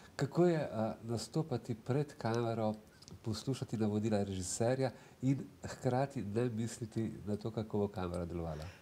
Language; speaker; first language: Slovenian; native; Slovenian